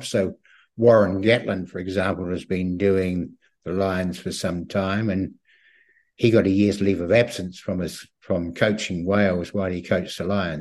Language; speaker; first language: English; native; English